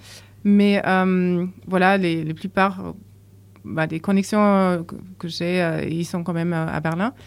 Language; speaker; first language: French; non-native, fluent; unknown